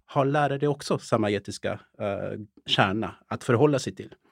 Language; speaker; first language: Swedish; early bilingual, other home language; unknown